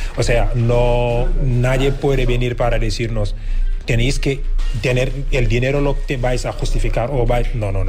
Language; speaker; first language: Spanish; non-native, fluent; Wolof